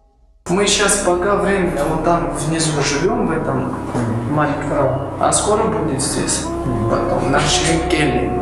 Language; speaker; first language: Russian; non-native, fluent; Georgian